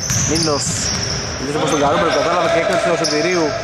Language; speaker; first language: Greek; native; Greek